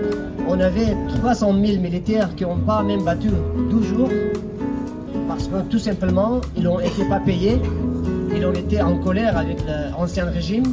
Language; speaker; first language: French; non-native, fluent; Persian